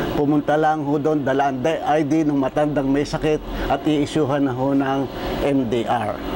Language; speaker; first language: Filipino; native; Filipino